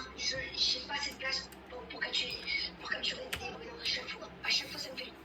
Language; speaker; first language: French; native; French